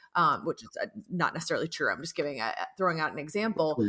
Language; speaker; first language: English; native; English